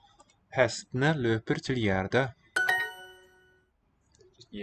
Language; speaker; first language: Norwegian; non-native, learner; English